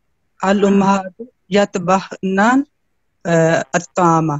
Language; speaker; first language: Arabic; non-native, learner; Urdu